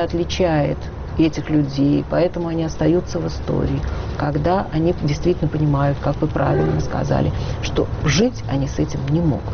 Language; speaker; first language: Russian; native; Russian